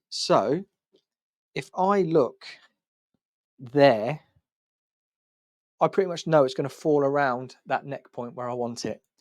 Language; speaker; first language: English; native; English